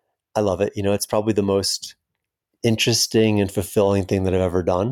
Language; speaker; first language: English; native; English